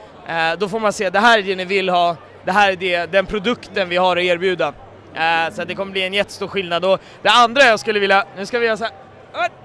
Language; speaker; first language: Swedish; native; Swedish